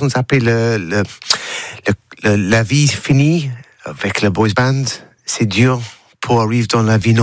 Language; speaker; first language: French; non-native, learner; English